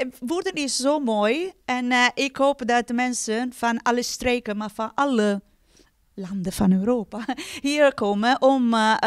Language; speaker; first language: Dutch; non-native, fluent; Italian